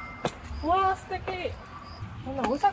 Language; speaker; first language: Japanese; non-native, learner; Korean